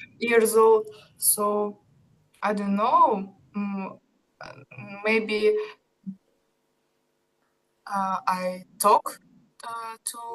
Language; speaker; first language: English; non-native, learner; Russian